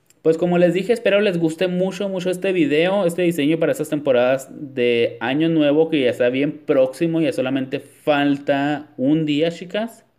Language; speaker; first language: Spanish; native; Spanish